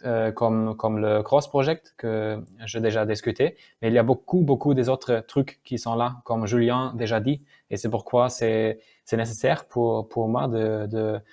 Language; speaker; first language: French; non-native, learner; German